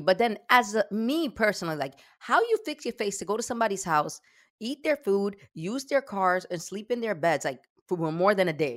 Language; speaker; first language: English; early bilingual, other home language; Spanish